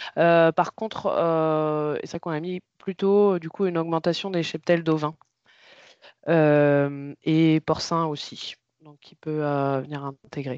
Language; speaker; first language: French; native; French